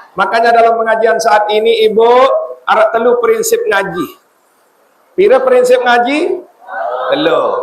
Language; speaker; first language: Indonesian; non-native, local second language; Sasak